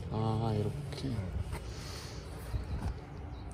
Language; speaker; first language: Korean; non-native, learner; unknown